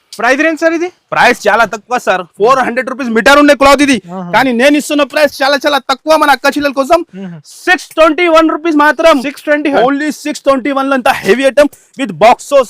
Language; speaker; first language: Telugu; non-native, local second language; Urdu